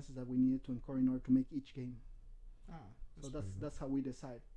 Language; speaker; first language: English; non-native, fluent; Spanish